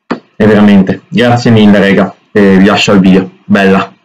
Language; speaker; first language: Italian; native; Italian